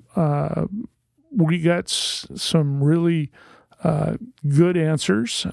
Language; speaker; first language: English; native; English